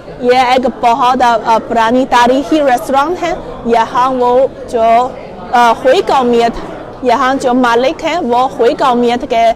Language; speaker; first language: Hindi; non-native, learner; Chinese